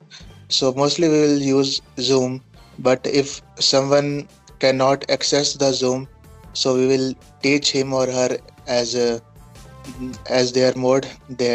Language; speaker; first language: English; non-native, local second language; Punjabi